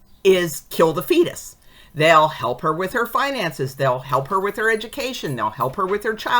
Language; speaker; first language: English; native; English